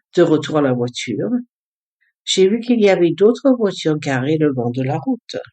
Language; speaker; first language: French; early bilingual, other home language; English